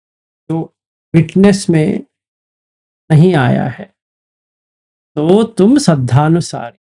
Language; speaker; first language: Hindi; native; Hindi